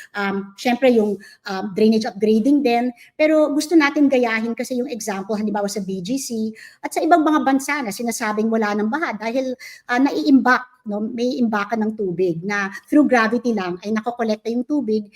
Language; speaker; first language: Filipino; native; Filipino